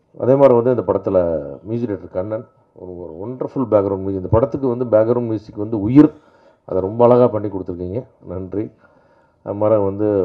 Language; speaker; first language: Tamil; native; Tamil